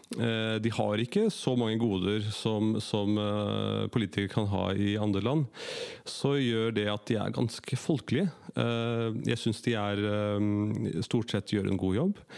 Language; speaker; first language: Norwegian; early bilingual, other home language; Urdu